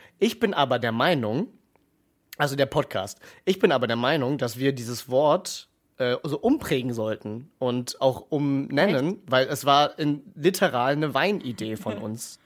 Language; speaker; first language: German; native; German